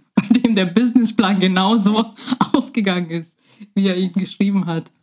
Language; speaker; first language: German; native; German